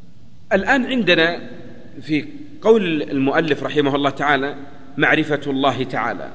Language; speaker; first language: Arabic; native; Arabic